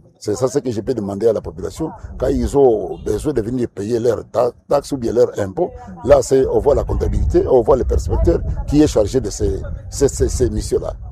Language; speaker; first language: French; non-native, local second language; Nande